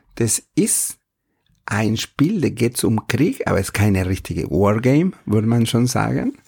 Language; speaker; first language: German; non-native, fluent; Spanish